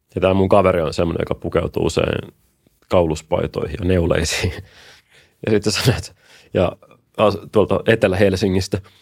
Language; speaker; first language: Finnish; native; Finnish